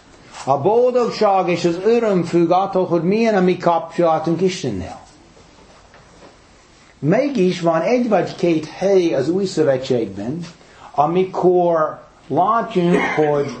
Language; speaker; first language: Hungarian; non-native, fluent; English